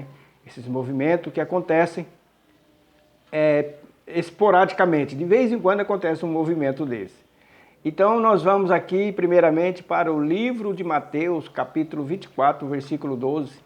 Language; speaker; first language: Portuguese; native; Portuguese